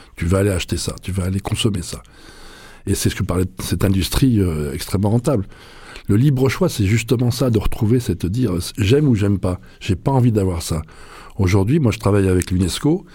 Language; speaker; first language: French; native; French